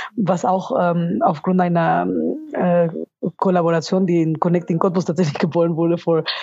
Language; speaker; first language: German; non-native, fluent; Spanish